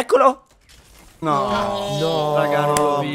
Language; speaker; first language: Italian; native; Italian